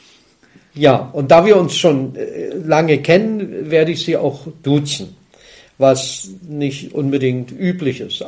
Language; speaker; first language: German; native; German